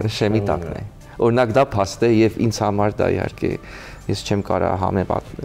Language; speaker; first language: Armenian; native; Armenian